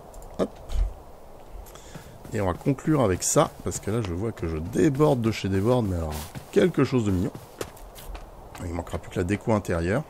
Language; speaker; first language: French; native; French